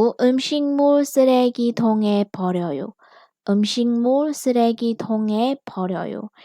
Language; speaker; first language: Korean; non-native, fluent; Burmese